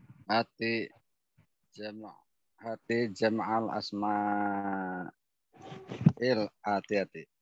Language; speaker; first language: Arabic; non-native, learner; Indonesian